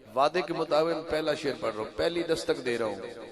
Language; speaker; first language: Urdu; non-native, local second language; Punjabi